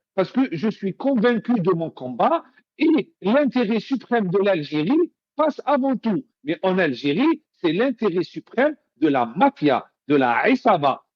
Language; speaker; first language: French; non-native, local second language; Arabic